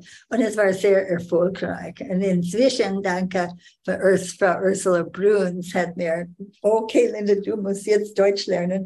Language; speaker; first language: German; non-native, learner; English